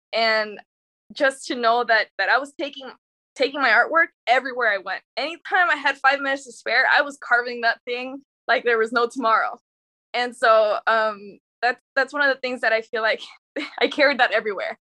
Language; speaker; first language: English; early bilingual, other home language; Spanish